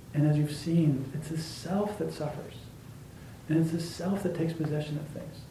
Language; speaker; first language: English; native; English